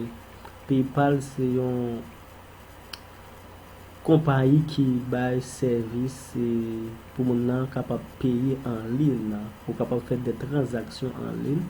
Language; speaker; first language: French; non-native, learner; Haitian Creole